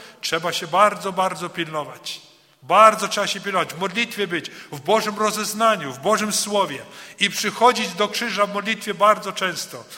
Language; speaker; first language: Polish; early bilingual, heritage; Polish